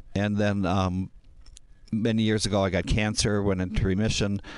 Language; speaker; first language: English; native; English